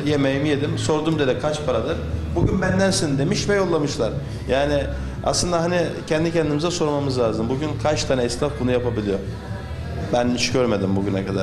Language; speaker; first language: Turkish; native; Turkish